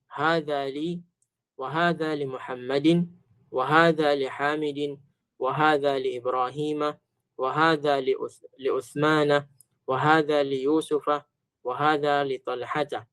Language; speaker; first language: Arabic; non-native, fluent; Filipino